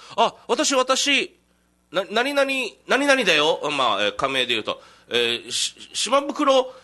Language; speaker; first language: Japanese; native; Japanese